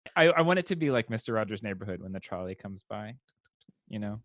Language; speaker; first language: English; native; English